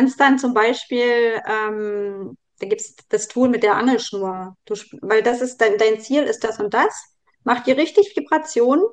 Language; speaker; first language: German; native; German